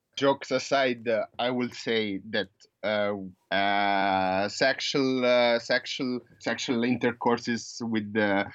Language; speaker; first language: English; non-native, fluent; Italian